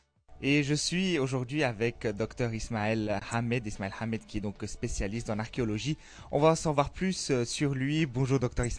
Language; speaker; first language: French; native; French